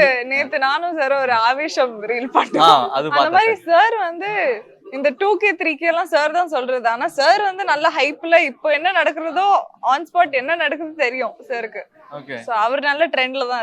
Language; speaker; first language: Tamil; native; Tamil